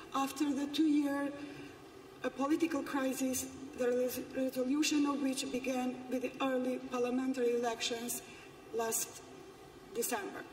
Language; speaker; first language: English; non-native, fluent; Macedonian